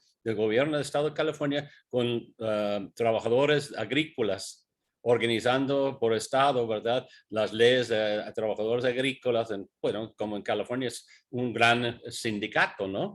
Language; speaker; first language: Spanish; non-native, fluent; English